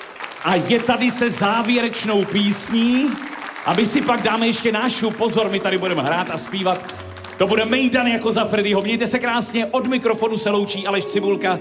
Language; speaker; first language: Czech; native; Czech